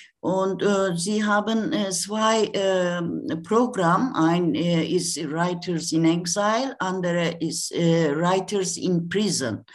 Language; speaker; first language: German; non-native, learner; Turkish